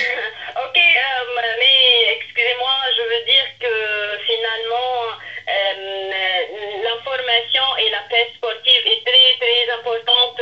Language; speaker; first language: French; non-native, local second language; Arabic